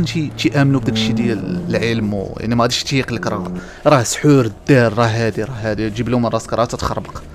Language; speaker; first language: Arabic; native; Arabic